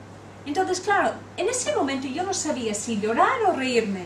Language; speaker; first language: Spanish; non-native, fluent; English